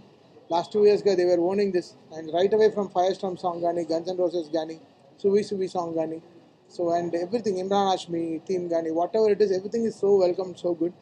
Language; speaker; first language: Telugu; native; Telugu